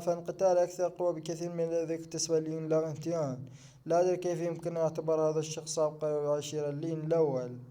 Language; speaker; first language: Arabic; native; Arabic